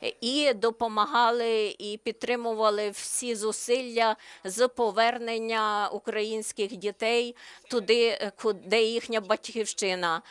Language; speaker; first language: Ukrainian; non-native, learner; Slovenian